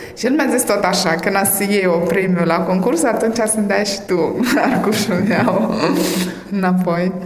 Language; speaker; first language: Romanian; early bilingual, heritage; Romanian